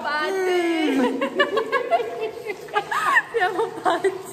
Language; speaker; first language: Italian; non-native, learner; Russian